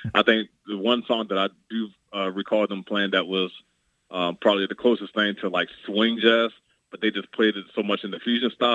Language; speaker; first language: English; native; English